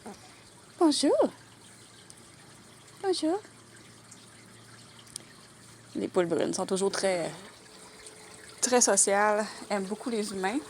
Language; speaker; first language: French; native; French